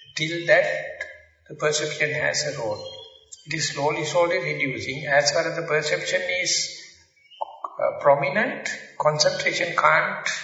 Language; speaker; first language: English; non-native, local second language; Sinhala